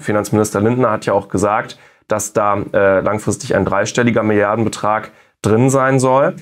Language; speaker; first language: German; native; German